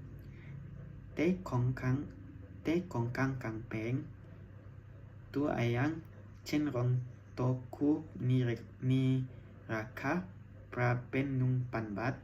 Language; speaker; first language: Thai; non-native, learner; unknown